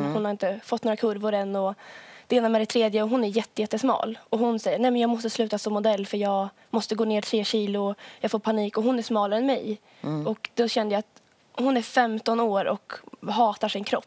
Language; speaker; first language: Swedish; native; Swedish